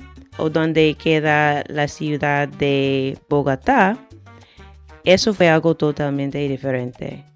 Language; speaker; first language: Spanish; non-native, fluent; English